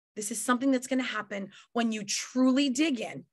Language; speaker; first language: English; native; English